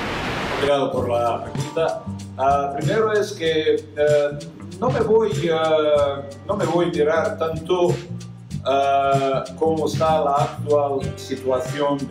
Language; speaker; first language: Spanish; non-native, fluent; Croatian